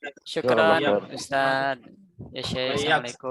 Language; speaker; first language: Arabic; non-native, learner; Indonesian